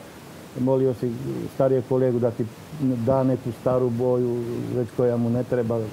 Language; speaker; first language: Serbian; non-native, local second language; Slovak